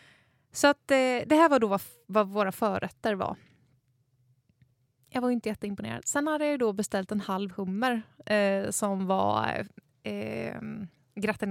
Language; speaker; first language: Swedish; native; Swedish